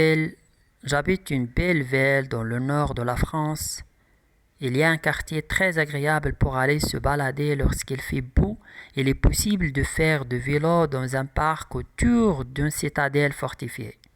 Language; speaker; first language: French; non-native, local second language; Arabic